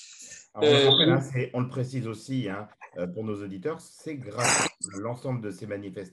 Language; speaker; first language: French; native; French